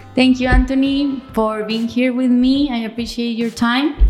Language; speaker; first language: English; non-native, fluent; Spanish